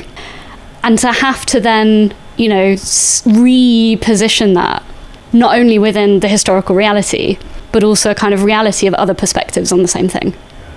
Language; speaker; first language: English; native; English